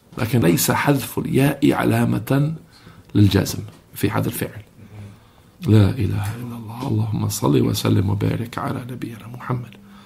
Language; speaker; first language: Arabic; non-native, fluent; English